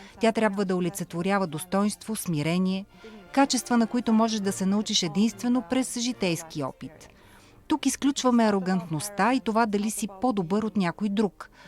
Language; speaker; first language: Bulgarian; early bilingual, heritage; Bulgarian